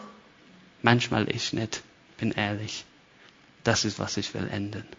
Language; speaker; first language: German; non-native, fluent; English